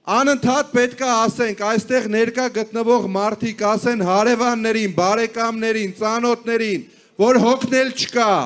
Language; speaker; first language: Armenian; native; Armenian